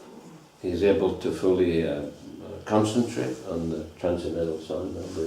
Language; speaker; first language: English; non-native, fluent; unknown